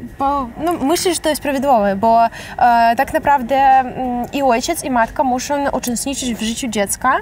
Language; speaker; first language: Polish; non-native, fluent; Ukrainian